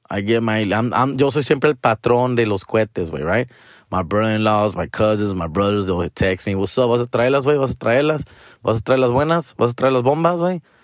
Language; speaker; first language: Spanish; early bilingual, heritage; Spanish